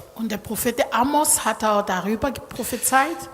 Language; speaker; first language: German; non-native, learner; Lingala